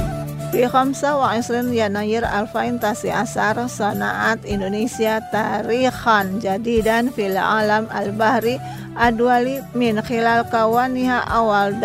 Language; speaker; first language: Arabic; non-native, learner; Indonesian